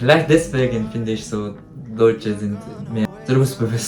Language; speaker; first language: German; non-native, learner; Japanese